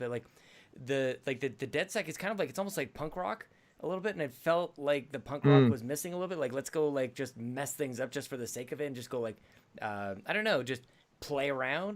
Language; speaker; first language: English; native; English